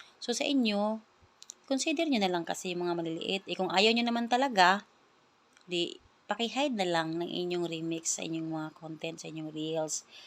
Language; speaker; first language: Filipino; non-native, local second language; Cebuano